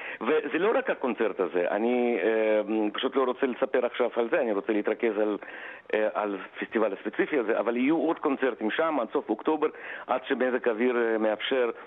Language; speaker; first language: Hebrew; non-native, fluent; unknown